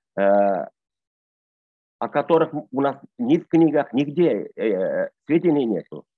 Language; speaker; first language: Russian; non-native, local second language; Bashkir